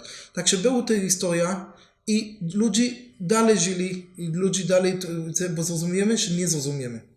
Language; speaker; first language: Polish; non-native, learner; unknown